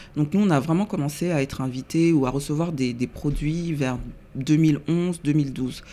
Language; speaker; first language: French; native; French